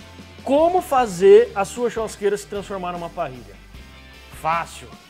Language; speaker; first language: Portuguese; native; Portuguese